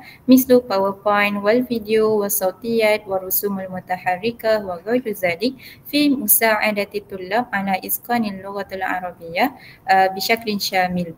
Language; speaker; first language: Arabic; non-native, learner; Malay